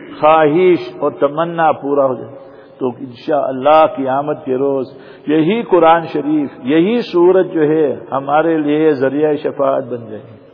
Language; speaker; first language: Urdu; non-native, fluent; Gujarati